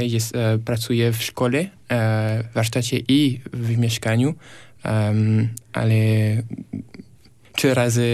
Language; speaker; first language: Polish; non-native, learner; French